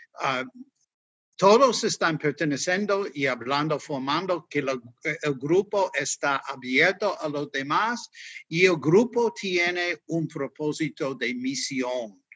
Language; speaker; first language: Spanish; non-native, fluent; English